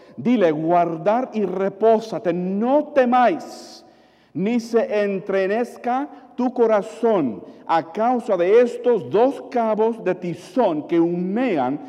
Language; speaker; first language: Spanish; early bilingual, other home language; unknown